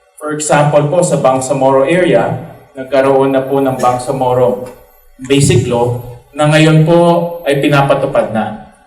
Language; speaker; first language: Filipino; native; Filipino